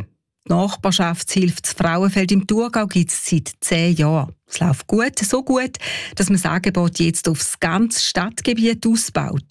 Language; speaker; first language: German; native; German